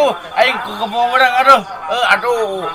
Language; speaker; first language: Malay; non-native, local second language; Sundanese